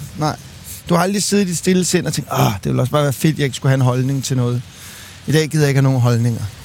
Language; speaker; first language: Danish; native; Danish